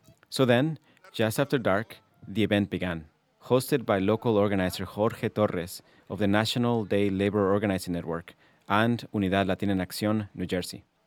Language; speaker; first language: English; non-native, fluent; Spanish